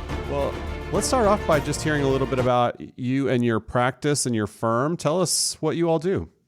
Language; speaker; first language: English; native; English